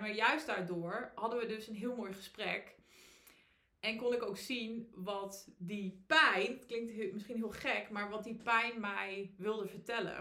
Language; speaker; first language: Dutch; native; Dutch